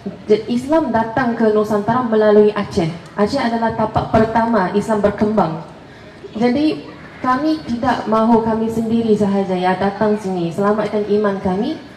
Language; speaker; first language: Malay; non-native, fluent; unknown